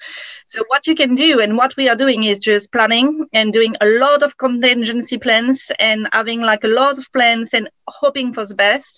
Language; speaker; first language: English; non-native, fluent; French